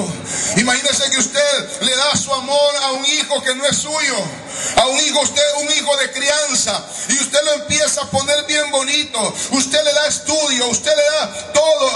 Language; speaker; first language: Spanish; native; Spanish